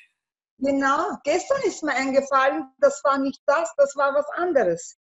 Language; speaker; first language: German; non-native, learner; Turkish